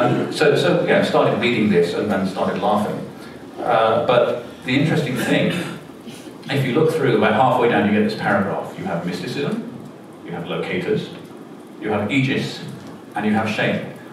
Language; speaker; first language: English; native; English